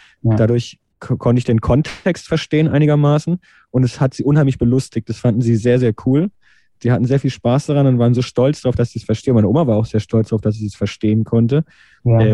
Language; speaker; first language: German; native; German